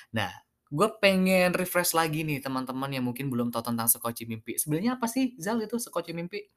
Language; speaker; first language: Indonesian; native; Indonesian